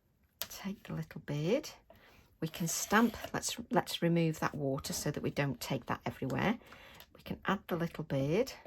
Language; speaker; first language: English; native; English